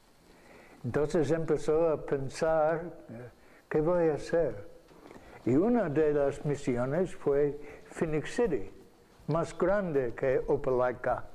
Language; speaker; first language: Spanish; non-native, fluent; English